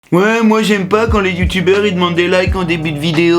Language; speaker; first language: French; native; French